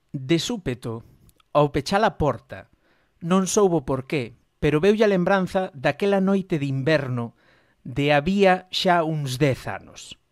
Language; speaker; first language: Galician; non-native, local second language; Spanish